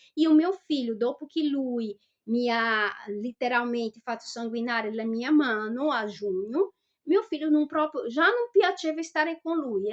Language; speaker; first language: Italian; non-native, fluent; Portuguese